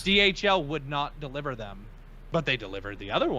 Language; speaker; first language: English; native; English